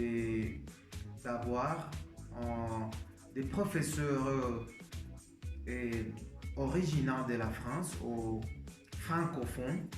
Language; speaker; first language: French; non-native, learner; Spanish